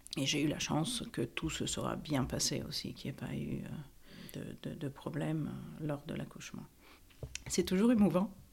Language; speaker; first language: French; non-native, fluent; Italian